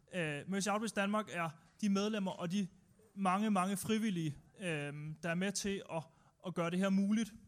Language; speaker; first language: Danish; native; Danish